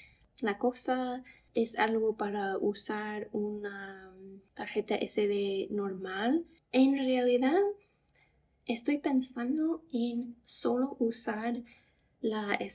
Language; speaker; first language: Spanish; non-native, fluent; English